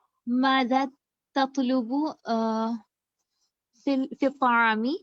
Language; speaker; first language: Arabic; non-native, learner; Urdu